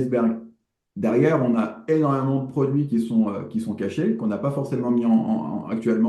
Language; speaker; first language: French; native; French